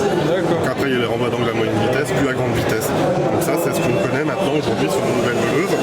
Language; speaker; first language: French; native; French